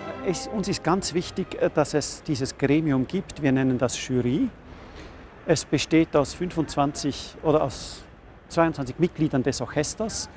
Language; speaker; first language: German; native; German